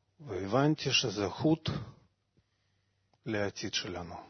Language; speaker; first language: Hebrew; non-native, learner; Russian